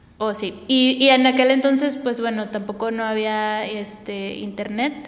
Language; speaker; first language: Spanish; native; Spanish